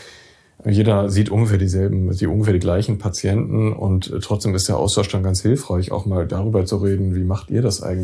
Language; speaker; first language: German; native; German